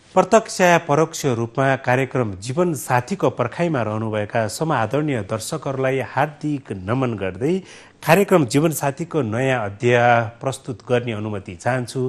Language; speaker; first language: Nepali; native; Nepali